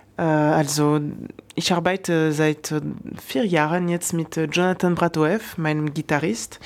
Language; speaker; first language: German; non-native, fluent; French